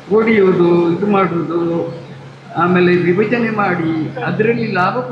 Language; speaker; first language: Kannada; non-native, local second language; Tulu